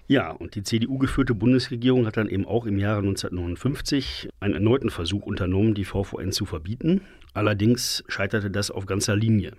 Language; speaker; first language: German; native; German